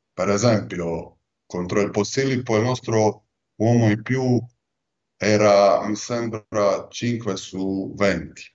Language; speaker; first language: Italian; non-native, fluent; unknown